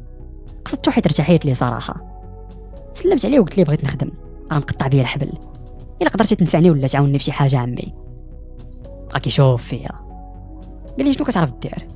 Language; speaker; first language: Arabic; native; Arabic